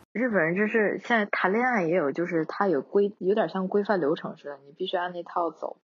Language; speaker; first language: Chinese; non-native, local second language; Korean